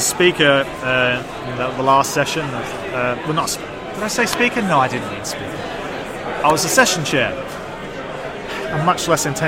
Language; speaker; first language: English; native; English